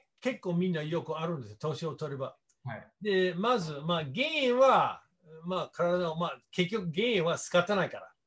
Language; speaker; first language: Japanese; non-native, fluent; English